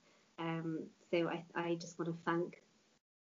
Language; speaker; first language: English; native; English